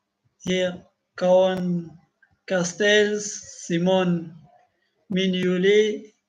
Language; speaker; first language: German; non-native, learner; Arabic